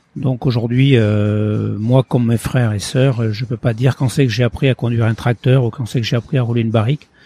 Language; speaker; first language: French; early bilingual, other home language; Portuguese